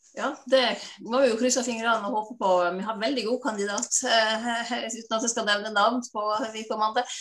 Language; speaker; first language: Norwegian; native; Norwegian